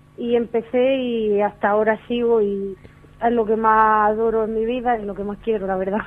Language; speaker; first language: Spanish; early bilingual, other home language; Arabic